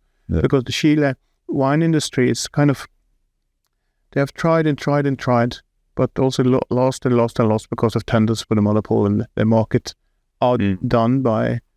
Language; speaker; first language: English; non-native, fluent; Norwegian